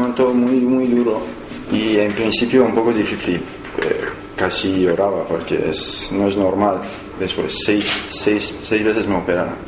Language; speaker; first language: Spanish; non-native, learner; Persian